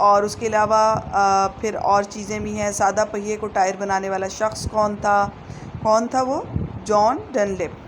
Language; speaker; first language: Urdu; native; Urdu